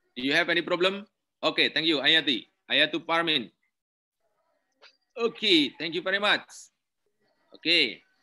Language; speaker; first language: English; non-native, learner; Indonesian